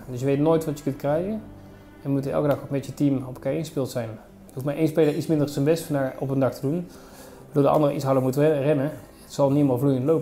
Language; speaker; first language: Dutch; native; Dutch